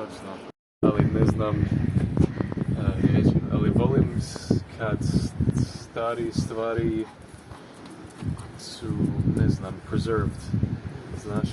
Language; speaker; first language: Croatian; non-native, learner; English